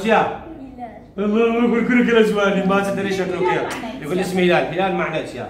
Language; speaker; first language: Arabic; non-native, local second language; Central Kurdish